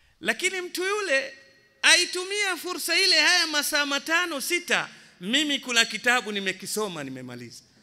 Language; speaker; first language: Swahili; native; Swahili